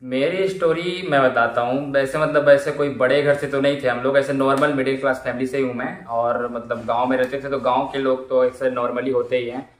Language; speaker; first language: Hindi; native; Hindi